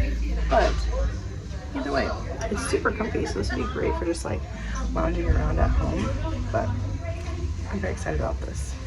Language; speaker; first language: English; native; English